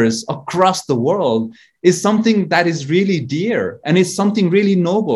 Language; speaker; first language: English; non-native, local second language; Nepali